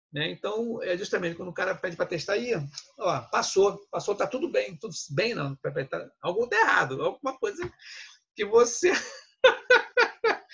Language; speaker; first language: Portuguese; native; Portuguese